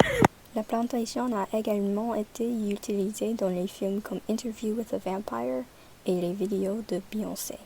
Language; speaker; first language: French; non-native, learner; English